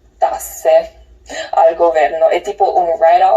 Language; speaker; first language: Italian; non-native, learner; English